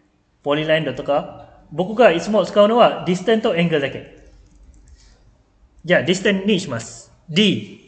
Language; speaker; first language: Japanese; non-native, fluent; Malay